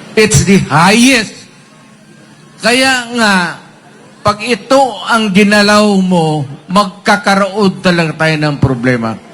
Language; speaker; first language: Filipino; non-native, local second language; Cebuano